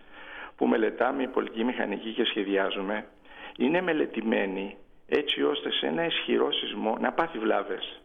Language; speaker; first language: Greek; native; Greek